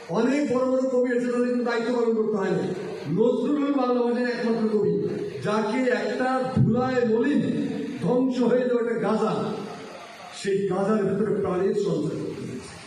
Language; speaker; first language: Bangla; native; Bangla